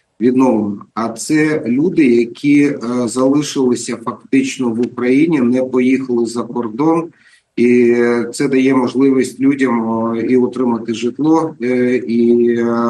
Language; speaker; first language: Ukrainian; native; Ukrainian